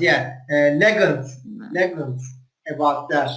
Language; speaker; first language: English; non-native, learner; Turkish